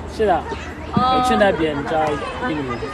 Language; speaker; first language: Chinese; non-native, learner; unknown